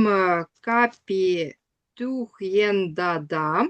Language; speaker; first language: Estonian; non-native, learner; Russian